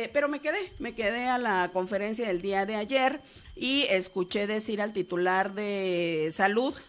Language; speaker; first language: Spanish; native; Spanish